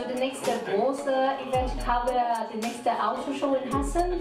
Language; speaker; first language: German; non-native, learner; Cantonese